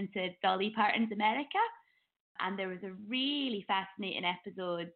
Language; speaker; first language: English; native; English